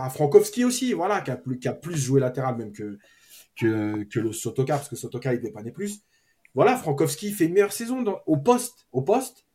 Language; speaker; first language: French; native; French